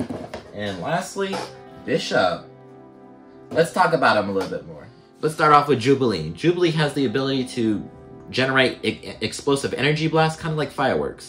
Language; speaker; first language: English; native; English